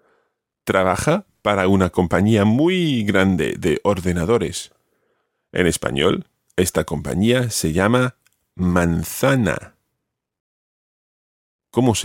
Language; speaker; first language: Spanish; non-native, fluent; English